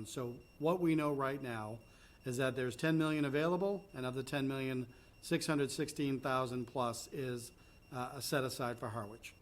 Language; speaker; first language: English; native; English